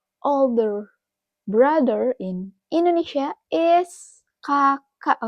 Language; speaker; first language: English; non-native, fluent; Indonesian